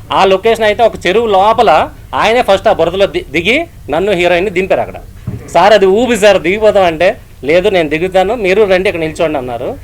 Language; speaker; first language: Telugu; native; Telugu